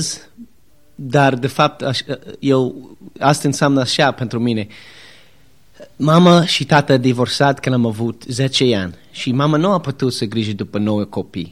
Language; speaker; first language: Romanian; non-native, learner; English